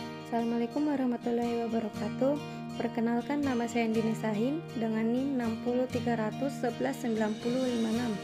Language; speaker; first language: Indonesian; native; Indonesian